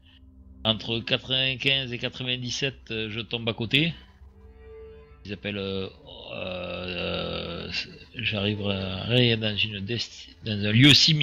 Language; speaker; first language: French; native; French